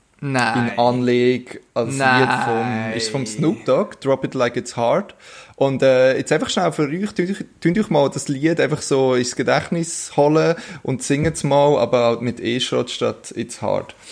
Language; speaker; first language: German; native; German